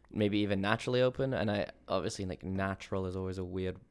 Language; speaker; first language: English; native; English